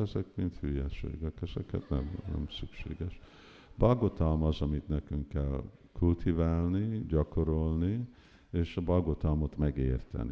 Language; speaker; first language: Hungarian; early bilingual, heritage; Hungarian